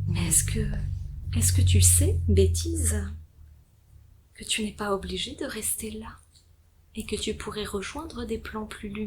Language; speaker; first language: French; native; French